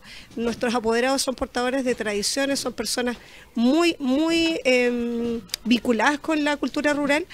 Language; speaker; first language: Spanish; native; Spanish